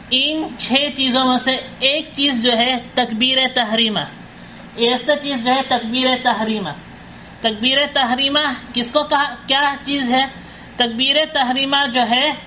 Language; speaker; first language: Urdu; non-native, fluent; Caribbean Hindustani